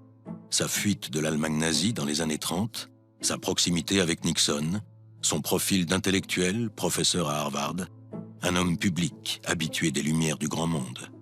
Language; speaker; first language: French; native; French